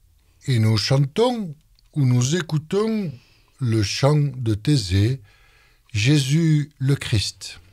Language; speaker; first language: French; native; French